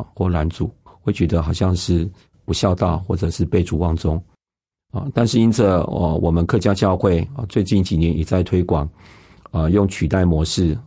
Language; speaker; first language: Chinese; non-native, local second language; Hakka Chinese